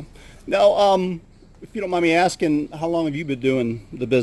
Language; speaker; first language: English; native; English